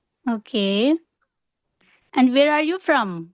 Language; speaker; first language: English; non-native, learner; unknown